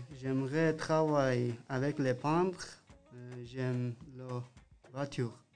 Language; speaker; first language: French; non-native, learner; Persian